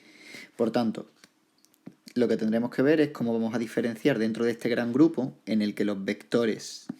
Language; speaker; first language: Spanish; native; Spanish